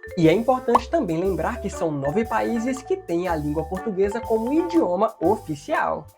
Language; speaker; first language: Portuguese; native; Portuguese